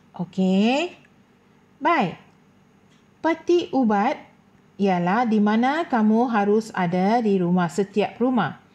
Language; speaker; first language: Malay; non-native, local second language; Tamil